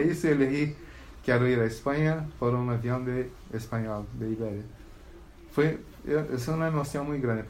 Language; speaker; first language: Spanish; non-native, learner; Portuguese